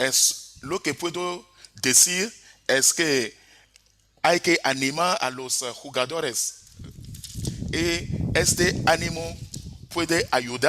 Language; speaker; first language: Spanish; non-native, fluent; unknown